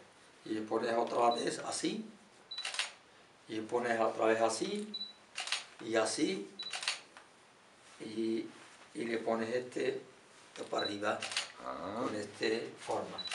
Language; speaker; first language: Spanish; non-native, learner; Arabic